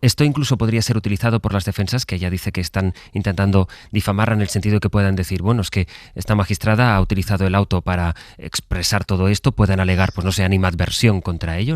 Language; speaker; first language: Spanish; native; Spanish